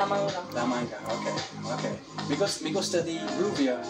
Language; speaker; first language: Spanish; non-native, learner; English